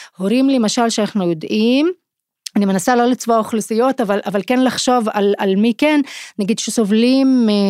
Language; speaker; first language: Hebrew; non-native, local second language; Arabic